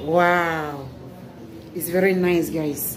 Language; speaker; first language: English; non-native, learner; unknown